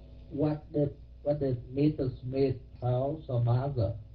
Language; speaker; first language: English; non-native, learner; Vietnamese